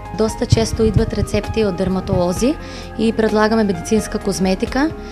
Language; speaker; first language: Bulgarian; native; Bulgarian